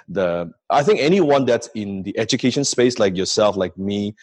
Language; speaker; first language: English; non-native, local second language; Cantonese